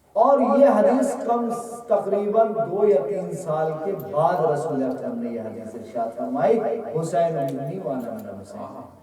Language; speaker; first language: Urdu; native; Urdu